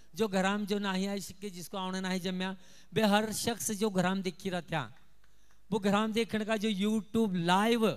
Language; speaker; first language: Hindi; non-native, local second language; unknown